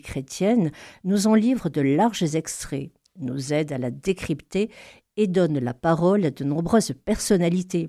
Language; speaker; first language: French; native; French